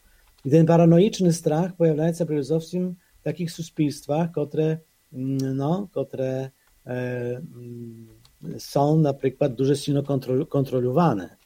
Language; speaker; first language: Polish; non-native, fluent; Ukrainian